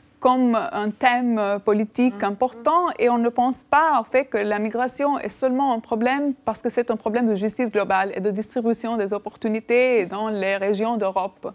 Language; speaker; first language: French; non-native, fluent; Albanian